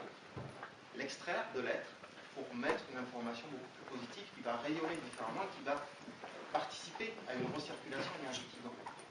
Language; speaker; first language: French; native; French